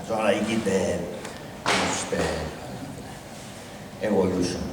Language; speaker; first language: Turkish; non-native, learner; Spanish